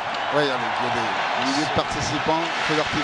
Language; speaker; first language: French; native; French